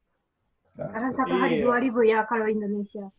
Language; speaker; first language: Indonesian; non-native, fluent; Japanese